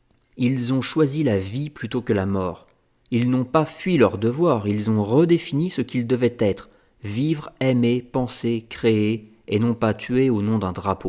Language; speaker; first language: French; native; French